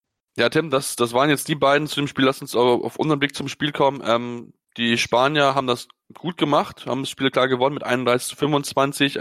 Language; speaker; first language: German; native; German